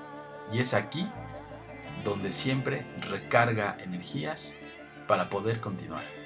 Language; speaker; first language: Spanish; native; Spanish